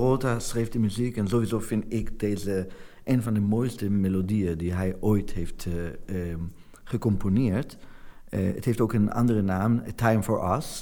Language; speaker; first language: Dutch; non-native, fluent; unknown